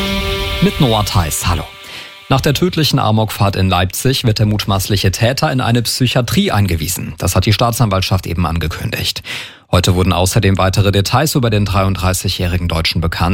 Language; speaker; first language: German; native; German